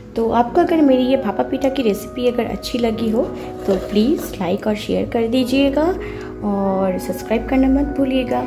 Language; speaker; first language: Hindi; non-native, local second language; Bangla